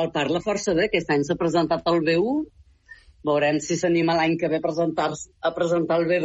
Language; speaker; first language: Catalan; native; Catalan